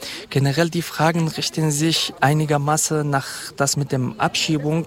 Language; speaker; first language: German; non-native, fluent; Kurdish